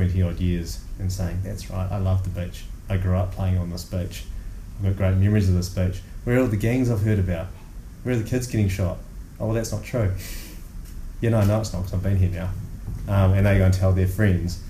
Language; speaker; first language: English; native; English